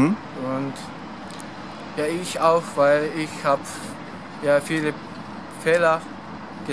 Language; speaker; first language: German; non-native, learner; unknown